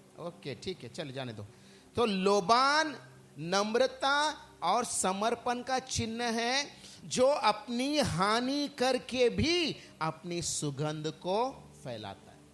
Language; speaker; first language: Hindi; non-native, local second language; Marathi